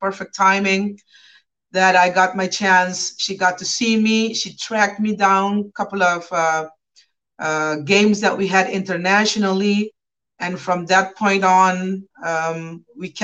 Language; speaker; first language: English; non-native, fluent; Papiamento